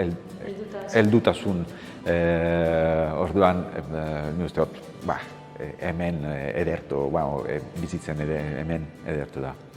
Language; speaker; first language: Basque; non-native, learner; Italian